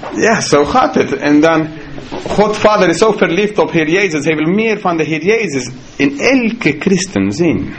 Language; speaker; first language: Dutch; non-native, fluent; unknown